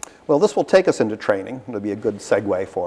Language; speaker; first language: English; native; English